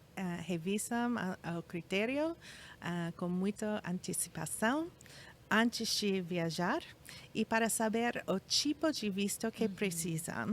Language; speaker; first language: Portuguese; non-native, fluent; English